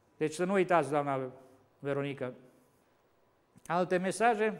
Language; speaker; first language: Romanian; native; Romanian